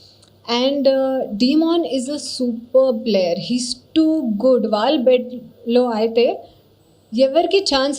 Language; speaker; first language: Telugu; non-native, learner; Hindi